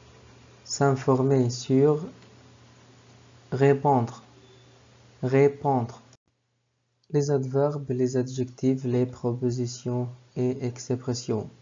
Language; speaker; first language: French; non-native, fluent; Arabic